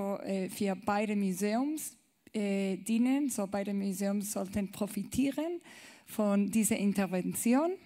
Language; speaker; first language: German; non-native, learner; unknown